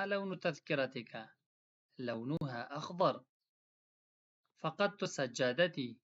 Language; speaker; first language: Arabic; non-native, fluent; Pashto